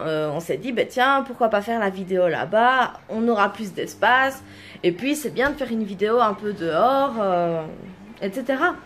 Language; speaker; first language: French; native; French